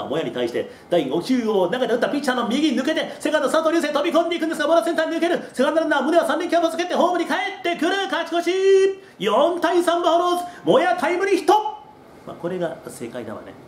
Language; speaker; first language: Japanese; native; Japanese